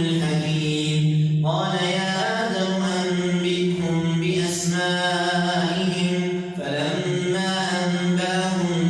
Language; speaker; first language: Arabic; native; Arabic